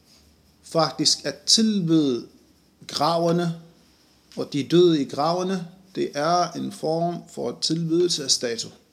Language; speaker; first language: Danish; non-native, fluent; Arabic